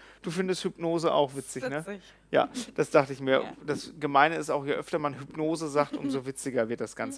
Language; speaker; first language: German; native; German